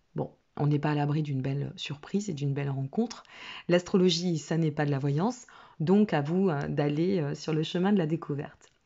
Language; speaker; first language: French; native; French